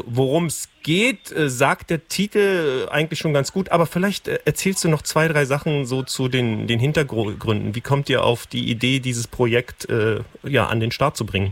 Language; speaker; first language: German; native; German